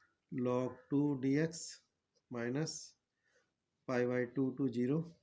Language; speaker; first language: English; non-native, local second language; Hindi